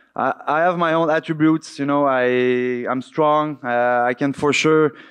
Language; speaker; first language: English; native; English